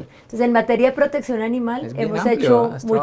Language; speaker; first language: Spanish; native; Spanish